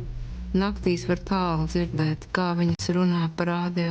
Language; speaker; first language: Latvian; native; Latvian